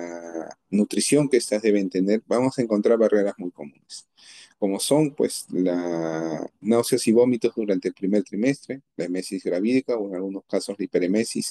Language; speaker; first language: Spanish; native; Spanish